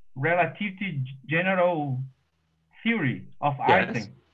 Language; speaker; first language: English; non-native, learner; Portuguese